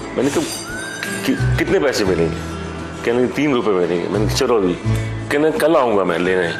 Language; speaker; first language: Hindi; native; Hindi